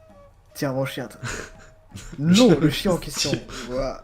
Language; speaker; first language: French; native; French